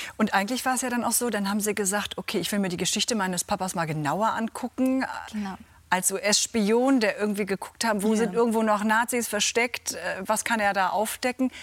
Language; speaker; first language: German; native; German